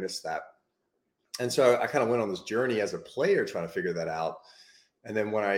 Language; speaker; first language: English; native; English